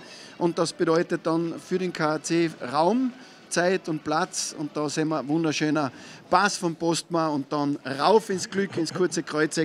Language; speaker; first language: German; native; German